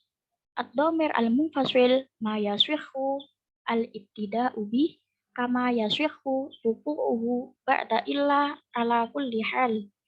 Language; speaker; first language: Arabic; non-native, learner; Indonesian